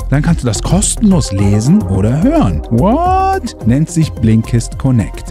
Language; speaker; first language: German; native; German